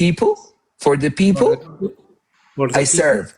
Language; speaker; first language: English; non-native, fluent; Amharic